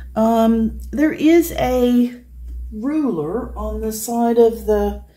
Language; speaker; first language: English; native; English